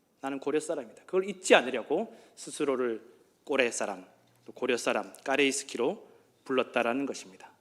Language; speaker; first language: Korean; native; Korean